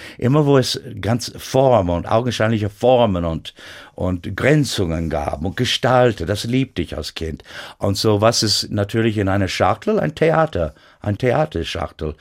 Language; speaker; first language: German; non-native, fluent; English